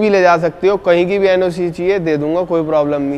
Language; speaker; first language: Hindi; native; Hindi